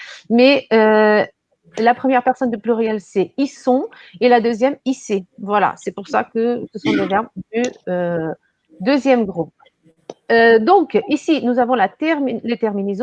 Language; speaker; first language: French; non-native, fluent; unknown